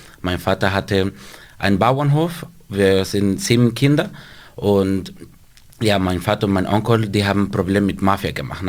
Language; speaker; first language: German; non-native, fluent; Spanish